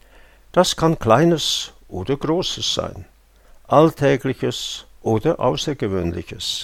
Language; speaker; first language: German; native; German